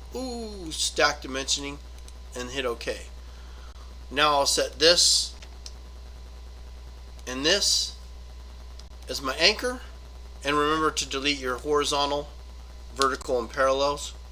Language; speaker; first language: English; native; English